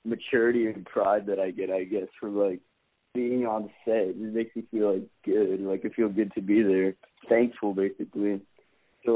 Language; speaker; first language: English; native; English